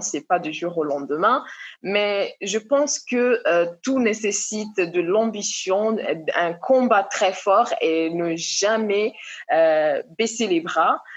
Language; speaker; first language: French; non-native, local second language; Comorian